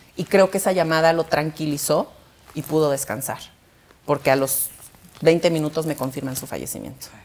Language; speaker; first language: Spanish; native; Spanish